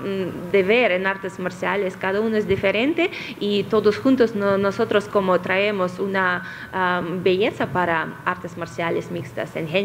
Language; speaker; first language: Spanish; non-native, fluent; Russian